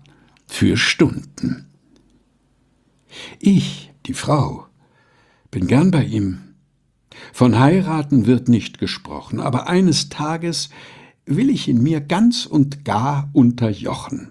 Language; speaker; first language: German; native; German